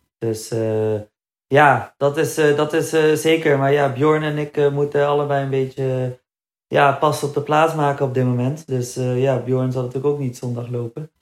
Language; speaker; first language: Dutch; early bilingual, other home language; Berber languages